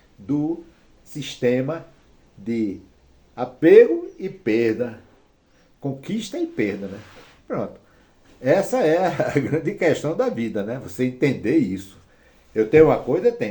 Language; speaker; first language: Portuguese; native; Portuguese